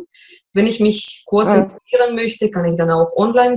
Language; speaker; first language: German; non-native, fluent; Russian